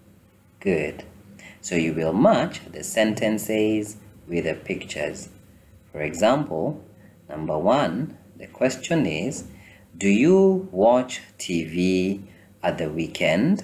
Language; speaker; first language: English; non-native, fluent; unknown